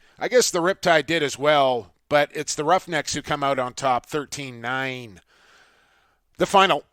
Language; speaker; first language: English; native; English